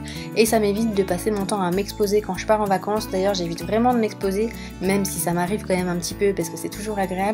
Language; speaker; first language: French; native; French